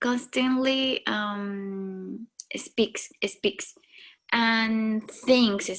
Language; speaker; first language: English; non-native, learner; Spanish